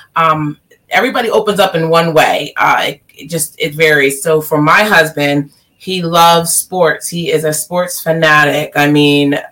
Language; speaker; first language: English; native; English